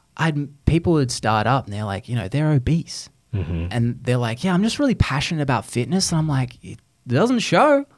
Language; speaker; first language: English; native; English